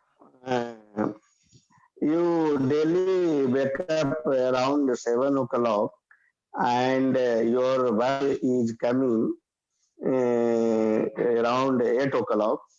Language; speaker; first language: English; non-native, learner; Hindi